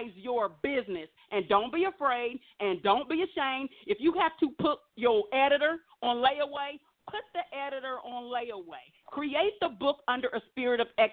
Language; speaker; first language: English; native; English